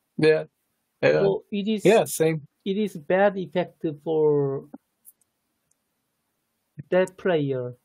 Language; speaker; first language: English; non-native, learner; Korean